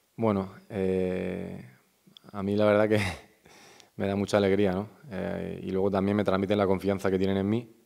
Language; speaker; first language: Spanish; native; Spanish